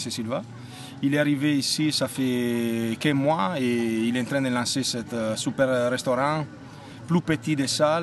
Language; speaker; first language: French; non-native, fluent; Italian